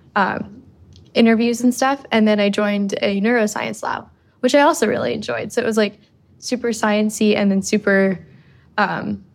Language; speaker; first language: English; early bilingual, other home language; Spanish